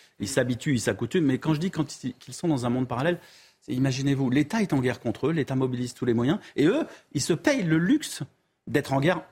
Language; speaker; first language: French; native; French